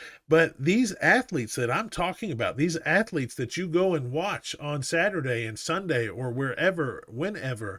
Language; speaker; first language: English; native; English